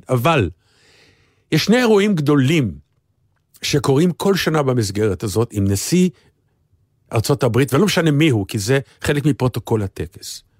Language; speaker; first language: Hebrew; native; Hebrew